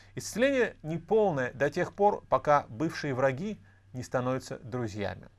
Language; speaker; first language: Russian; native; Russian